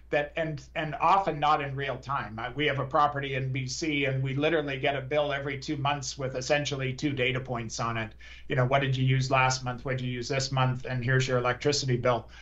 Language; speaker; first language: English; native; English